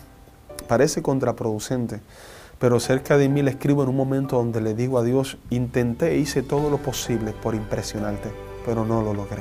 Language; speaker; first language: Spanish; native; Spanish